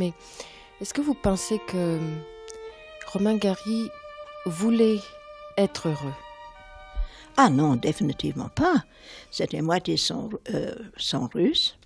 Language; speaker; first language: French; non-native, fluent; English